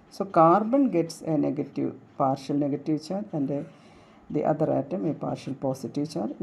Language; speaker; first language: English; non-native, local second language; Malayalam